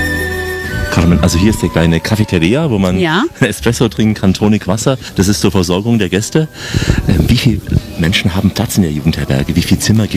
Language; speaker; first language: German; native; German